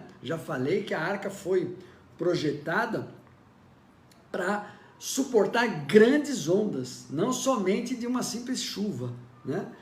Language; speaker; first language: Portuguese; native; Portuguese